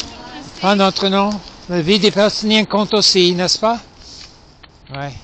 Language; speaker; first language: French; non-native, fluent; English